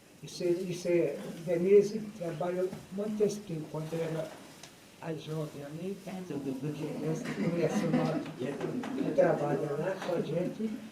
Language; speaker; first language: Portuguese; non-native, local second language; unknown